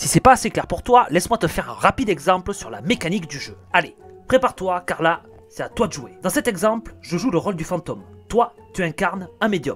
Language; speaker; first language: French; native; French